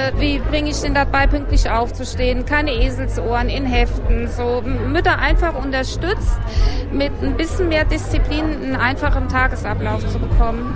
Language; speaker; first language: German; native; German